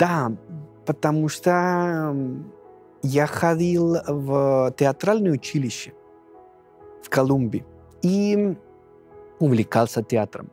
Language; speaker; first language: Russian; non-native, fluent; Spanish